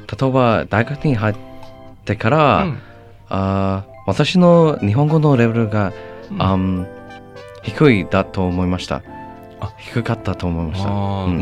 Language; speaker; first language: Japanese; non-native, learner; English